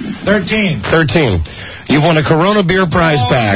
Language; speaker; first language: English; native; English